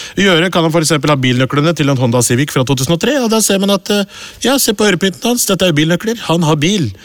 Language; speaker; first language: Norwegian; early bilingual, other home language; Urdu